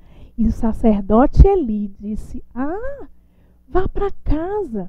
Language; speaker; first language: Portuguese; native; Portuguese